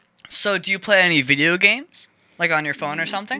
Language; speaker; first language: English; native; English